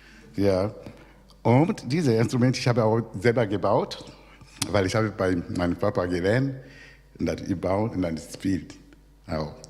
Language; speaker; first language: German; non-native, learner; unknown